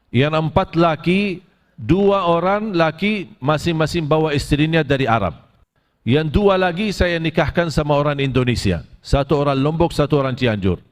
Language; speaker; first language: Malay; non-native, fluent; Arabic